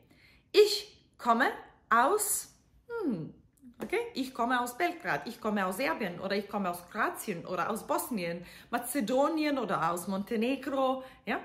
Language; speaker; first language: German; non-native, fluent; Serbian